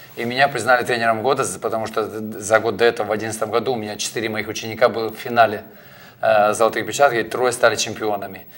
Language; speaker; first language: Russian; native; Russian